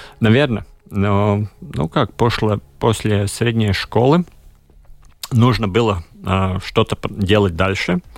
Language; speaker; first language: Russian; non-native, local second language; Latvian